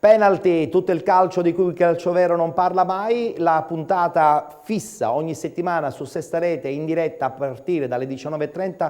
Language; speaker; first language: Italian; native; Italian